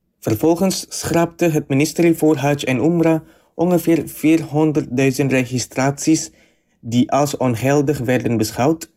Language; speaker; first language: Dutch; non-native, fluent; Indonesian